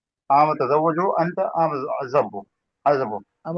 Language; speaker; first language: Arabic; non-native, learner; Urdu